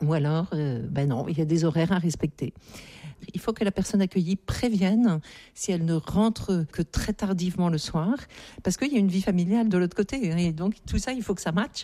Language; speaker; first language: French; native; French